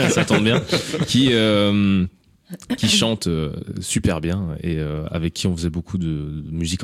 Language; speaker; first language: French; native; French